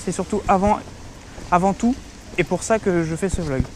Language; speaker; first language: French; native; French